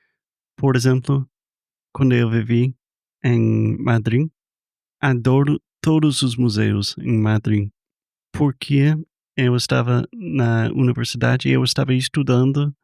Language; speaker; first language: Portuguese; non-native, fluent; English